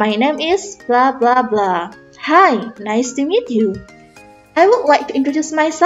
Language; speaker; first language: English; non-native, fluent; Indonesian